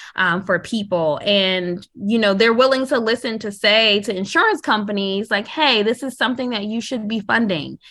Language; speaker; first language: English; native; English